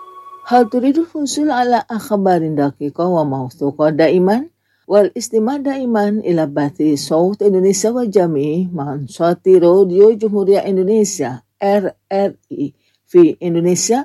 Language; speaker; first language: Arabic; non-native, fluent; Indonesian